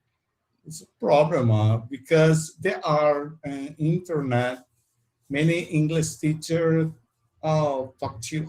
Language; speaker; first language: English; non-native, learner; Portuguese